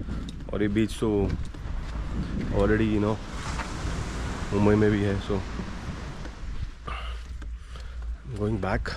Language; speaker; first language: Hindi; non-native, local second language; Tamil